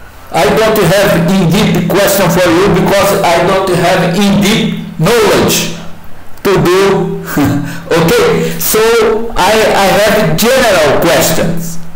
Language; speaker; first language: English; non-native, learner; Portuguese